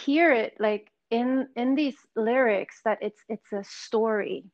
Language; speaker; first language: English; non-native, fluent; Swedish